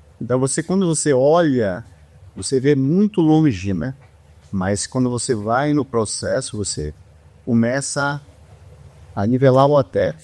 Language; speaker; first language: Portuguese; native; Portuguese